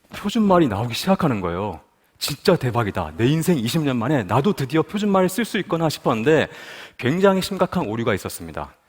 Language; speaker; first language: Korean; native; Korean